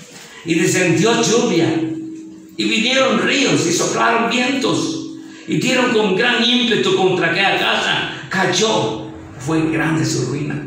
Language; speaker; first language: Spanish; native; Spanish